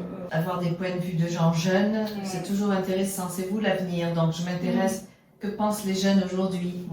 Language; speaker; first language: French; native; French